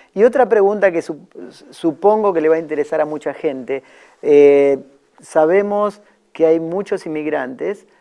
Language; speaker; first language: Spanish; native; Spanish